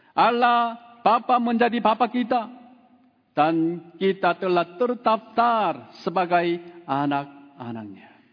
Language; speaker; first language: Indonesian; non-native, fluent; Korean